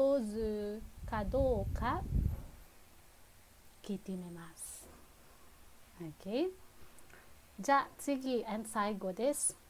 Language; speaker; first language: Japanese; non-native, fluent; Filipino